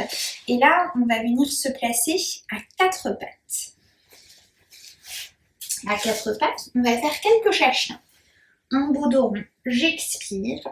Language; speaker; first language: French; native; French